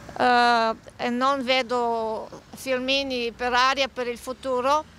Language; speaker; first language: Italian; non-native, fluent; Bulgarian